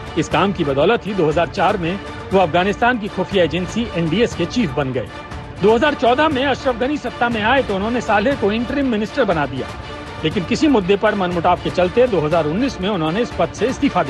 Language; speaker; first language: Hindi; native; Hindi